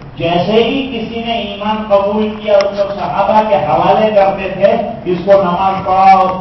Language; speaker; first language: Urdu; non-native, local second language; Gujarati